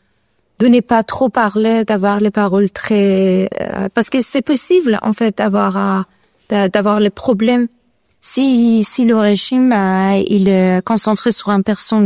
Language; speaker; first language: French; non-native, learner; Persian